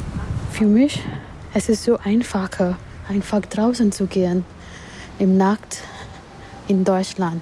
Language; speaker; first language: German; non-native, learner; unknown